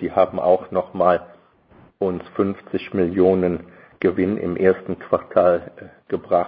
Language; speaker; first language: German; native; German